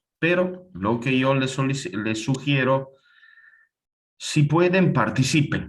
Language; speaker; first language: Spanish; non-native, fluent; Italian